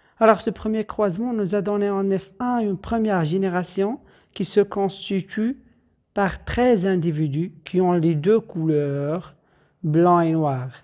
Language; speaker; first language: French; non-native, local second language; Arabic